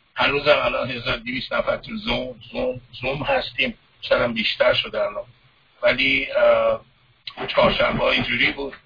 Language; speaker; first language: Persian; native; Persian